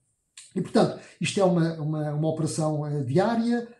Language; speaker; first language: Portuguese; native; Portuguese